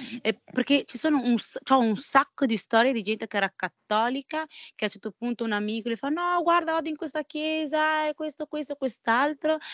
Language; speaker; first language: Italian; early bilingual, heritage; Italian